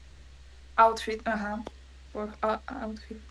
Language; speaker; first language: English; non-native, learner; Russian